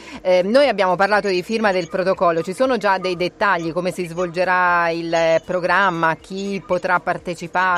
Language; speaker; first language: Italian; native; Italian